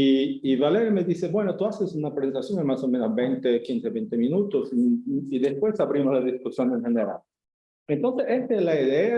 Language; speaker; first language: Spanish; non-native, fluent; Portuguese